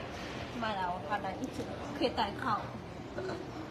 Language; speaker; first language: Japanese; non-native, learner; Vietnamese